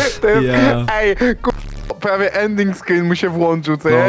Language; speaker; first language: Polish; native; Polish